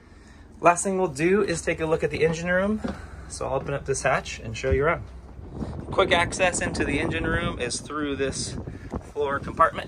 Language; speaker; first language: English; native; English